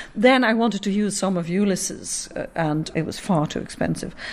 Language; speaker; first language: English; non-native, fluent; Dutch